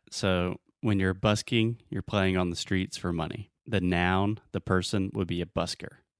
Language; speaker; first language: English; native; English